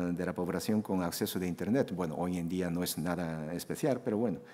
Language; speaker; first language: Spanish; non-native, fluent; Japanese